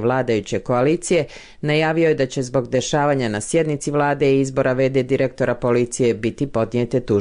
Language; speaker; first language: Croatian; native; Croatian